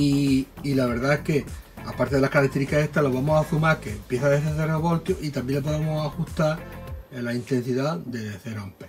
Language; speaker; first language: Spanish; native; Spanish